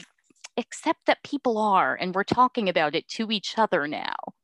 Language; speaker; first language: English; native; English